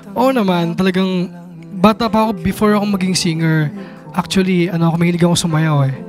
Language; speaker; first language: Filipino; native; Filipino